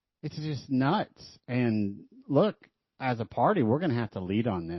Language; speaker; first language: English; native; English